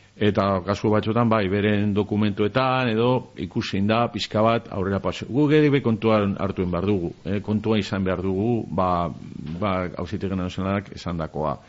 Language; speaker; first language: Basque; non-native, local second language; Spanish